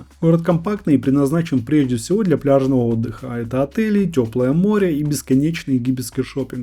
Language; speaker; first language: Russian; native; Russian